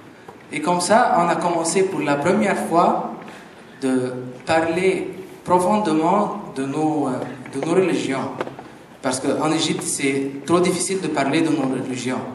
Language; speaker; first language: French; non-native, fluent; Arabic